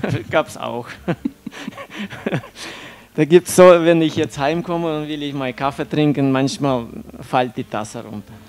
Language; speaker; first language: German; non-native, fluent; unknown